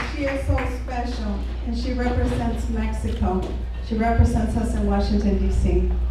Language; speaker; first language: English; early bilingual, other home language; Spanish